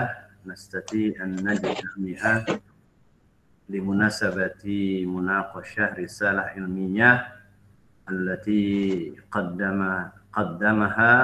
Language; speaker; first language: Arabic; non-native, fluent; Indonesian